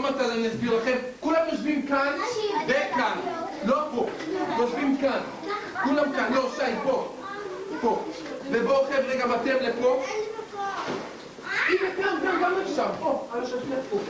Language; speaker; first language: Hebrew; native; Hebrew